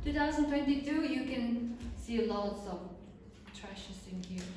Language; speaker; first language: English; non-native, fluent; Mongolian